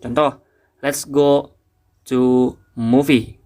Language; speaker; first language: English; non-native, fluent; Indonesian